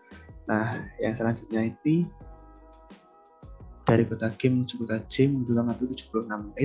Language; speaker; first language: Indonesian; native; Indonesian